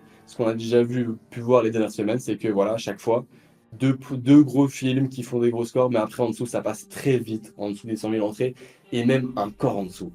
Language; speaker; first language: French; native; French